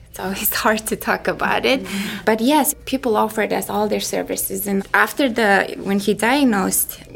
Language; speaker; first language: English; non-native, fluent; Mongolian